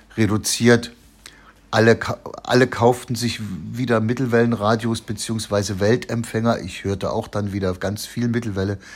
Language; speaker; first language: German; native; German